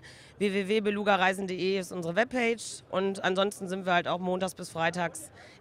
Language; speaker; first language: German; native; German